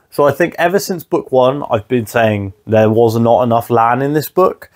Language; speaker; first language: English; native; English